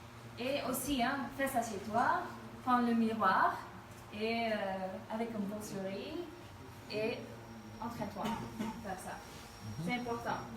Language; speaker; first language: French; non-native, fluent; Dutch